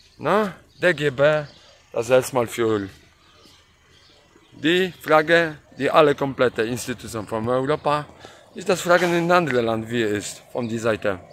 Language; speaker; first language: German; non-native, learner; Polish